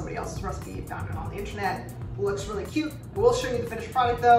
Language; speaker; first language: English; native; English